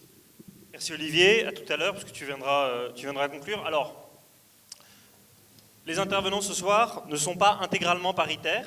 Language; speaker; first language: French; native; French